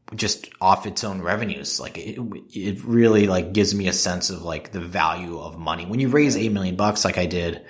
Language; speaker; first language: English; native; English